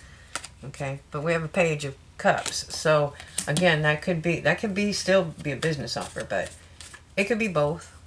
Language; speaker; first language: English; native; English